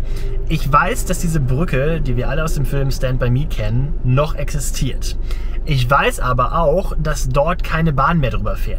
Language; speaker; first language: German; native; German